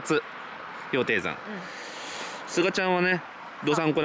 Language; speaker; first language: Japanese; native; Japanese